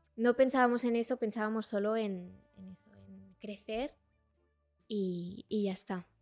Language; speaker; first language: Spanish; early bilingual, other home language; Portuguese